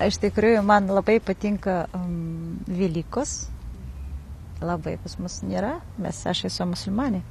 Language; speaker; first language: Lithuanian; non-native, learner; Kazakh